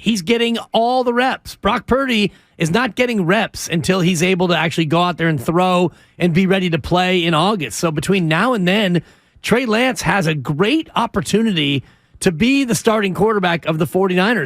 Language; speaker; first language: English; native; English